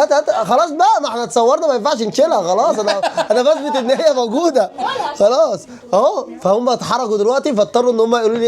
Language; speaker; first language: Arabic; native; Arabic